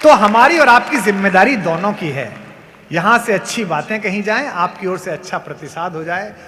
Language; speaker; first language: Hindi; native; Hindi